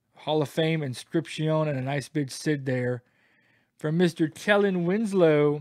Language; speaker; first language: English; native; English